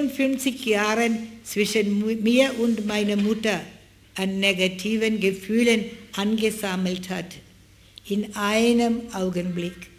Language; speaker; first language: German; non-native, fluent; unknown